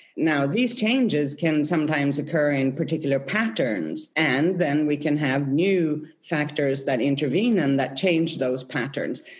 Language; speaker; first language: English; non-native, fluent; Swedish